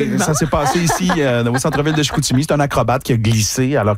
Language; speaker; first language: French; native; French